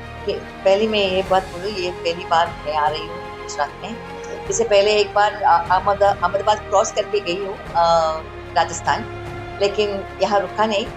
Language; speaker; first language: Hindi; non-native, local second language; Malayalam